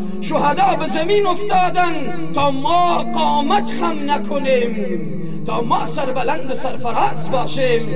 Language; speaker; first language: Persian; native; Persian